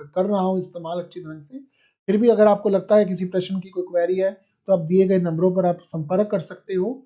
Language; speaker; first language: Hindi; non-native, local second language; Punjabi